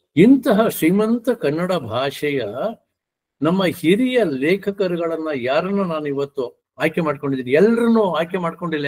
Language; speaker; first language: Kannada; non-native, local second language; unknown